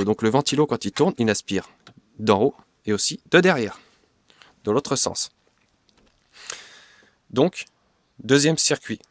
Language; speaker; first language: French; native; French